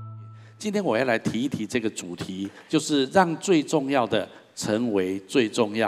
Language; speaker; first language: Chinese; native; Chinese